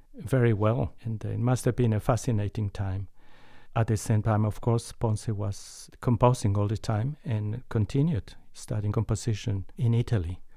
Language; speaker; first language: English; non-native, fluent; Spanish